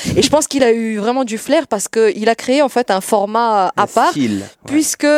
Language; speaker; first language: French; non-native, local second language; Arabic